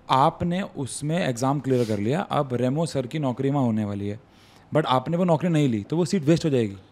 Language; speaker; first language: Hindi; native; Hindi